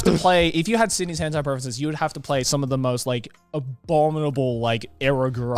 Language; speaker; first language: English; native; English